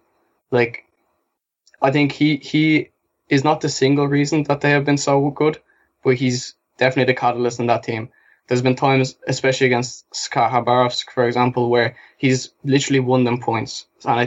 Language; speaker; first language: English; native; English